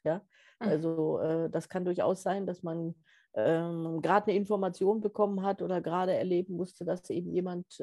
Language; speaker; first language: German; native; German